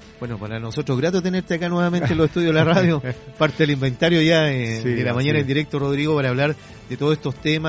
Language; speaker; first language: Spanish; native; Spanish